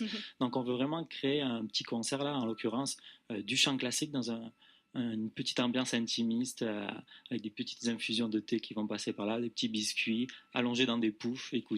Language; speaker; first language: French; native; French